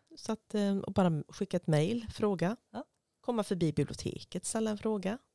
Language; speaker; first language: Swedish; native; Swedish